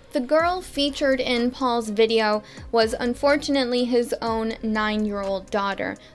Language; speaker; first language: English; native; English